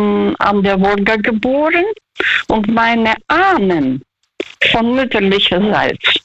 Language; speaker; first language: German; non-native, fluent; Russian